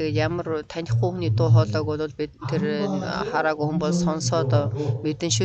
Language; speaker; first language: Mongolian; early bilingual, other home language; Korean